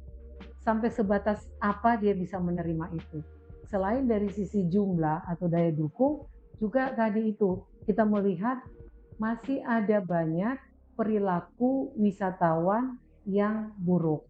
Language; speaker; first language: Indonesian; native; Indonesian